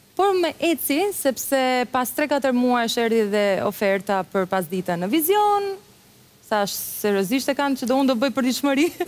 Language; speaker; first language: Albanian; early bilingual, heritage; Albanian